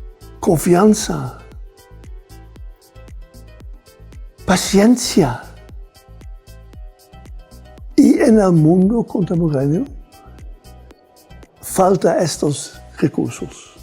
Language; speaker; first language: Spanish; non-native, fluent; Dutch